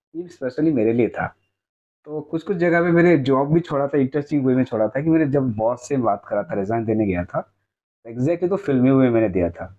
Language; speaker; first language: Hindi; non-native, local second language; Odia